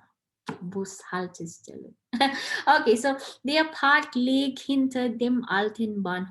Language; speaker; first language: German; non-native, fluent; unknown